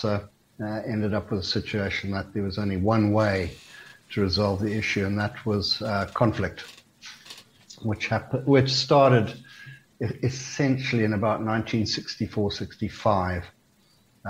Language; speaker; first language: English; native; English